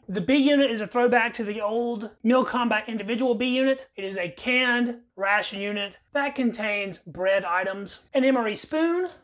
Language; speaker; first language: English; native; English